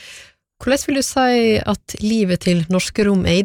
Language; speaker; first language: Norwegian; native; Norwegian